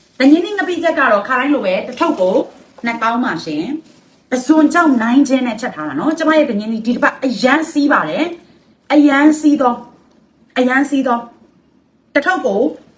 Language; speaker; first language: Burmese; non-native, local second language; Kachin